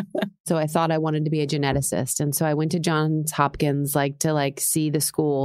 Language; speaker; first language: English; native; English